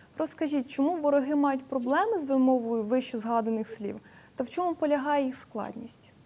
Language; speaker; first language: Ukrainian; native; Ukrainian